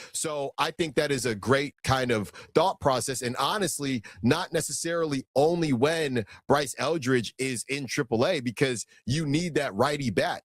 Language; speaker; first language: English; native; English